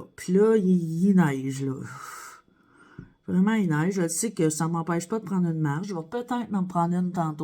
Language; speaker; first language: French; native; French